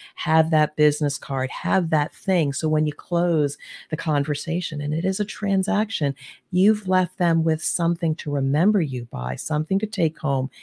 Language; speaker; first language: English; native; English